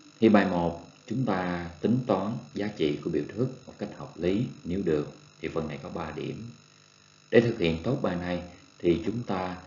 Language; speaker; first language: Vietnamese; native; Vietnamese